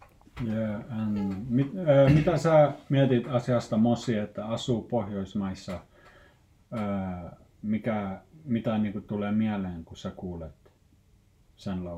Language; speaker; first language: Finnish; non-native, learner; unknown